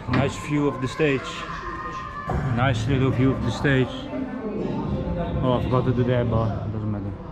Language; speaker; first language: English; non-native, fluent; Dutch